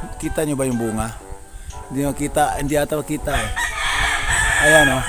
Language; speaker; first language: Filipino; non-native, local second language; Cebuano